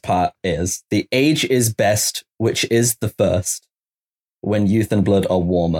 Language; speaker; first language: English; native; English